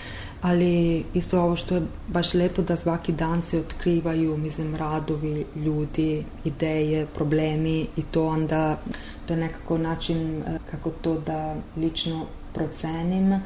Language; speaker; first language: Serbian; non-native, learner; Italian